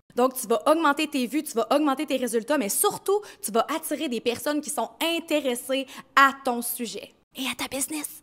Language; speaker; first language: French; native; French